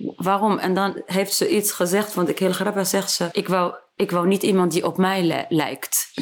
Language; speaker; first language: Dutch; non-native, fluent; Arabic